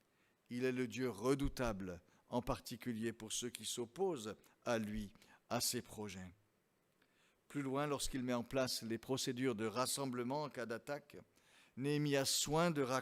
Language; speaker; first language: French; native; French